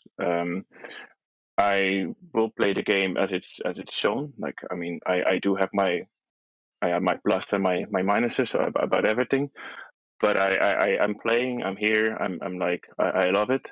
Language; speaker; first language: English; non-native, fluent; Dutch